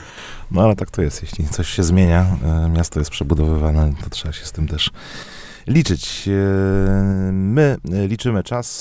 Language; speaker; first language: Polish; native; Polish